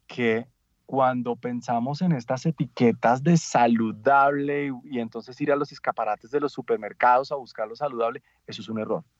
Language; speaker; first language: Spanish; native; Spanish